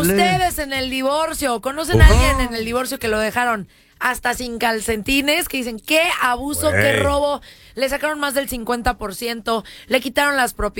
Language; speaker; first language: Spanish; native; Spanish